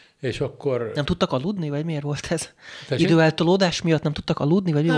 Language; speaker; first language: Hungarian; native; Hungarian